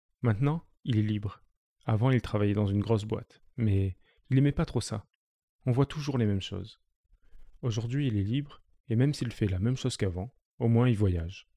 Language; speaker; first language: French; native; French